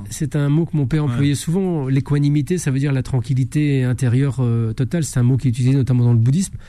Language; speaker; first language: French; native; French